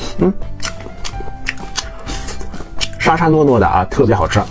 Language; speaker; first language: Chinese; native; Chinese